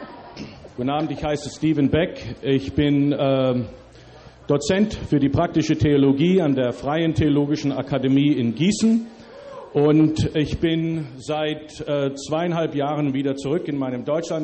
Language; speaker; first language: German; early bilingual, other home language; English